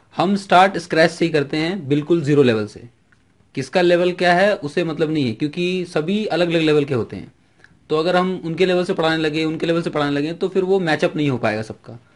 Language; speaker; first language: Hindi; native; Hindi